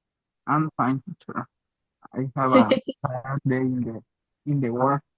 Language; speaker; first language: English; non-native, learner; Spanish